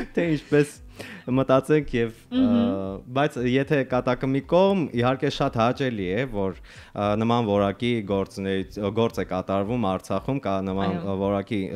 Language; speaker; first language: Armenian; native; Armenian